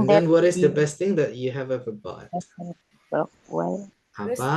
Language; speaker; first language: English; non-native, local second language; Indonesian